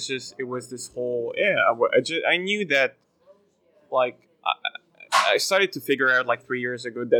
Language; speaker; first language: English; non-native, fluent; French